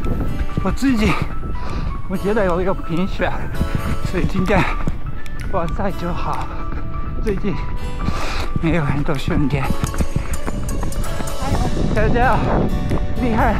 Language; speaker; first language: Chinese; non-native, learner; Japanese